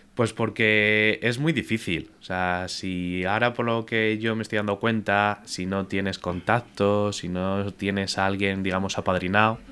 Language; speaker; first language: Spanish; native; Spanish